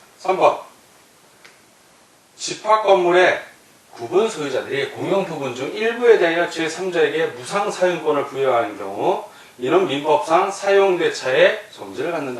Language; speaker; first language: Korean; native; Korean